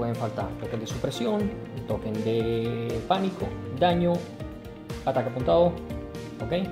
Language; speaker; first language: Spanish; native; Spanish